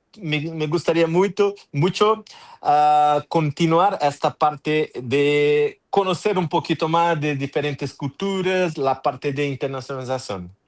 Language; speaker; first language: Spanish; non-native, fluent; Portuguese